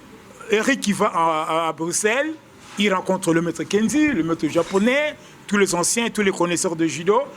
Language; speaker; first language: French; non-native, local second language; Lingala